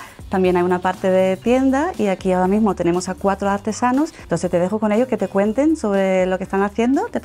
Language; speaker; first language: Spanish; native; Spanish